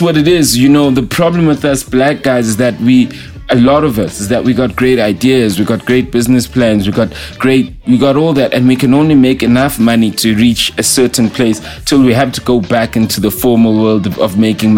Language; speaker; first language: English; non-native, local second language; Zulu